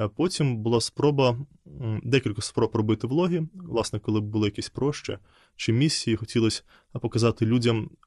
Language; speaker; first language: Ukrainian; non-native, fluent; Russian